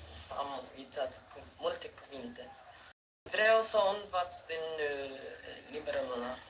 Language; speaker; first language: Romanian; non-native, learner; Filipino